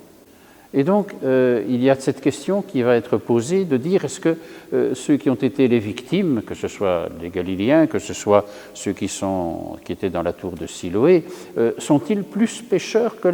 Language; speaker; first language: French; native; French